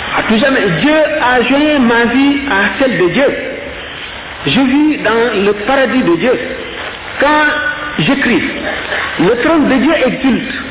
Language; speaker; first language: French; non-native, local second language; Wolof